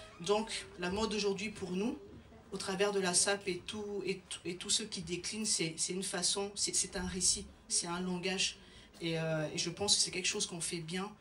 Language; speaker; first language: French; non-native, local second language; Lingala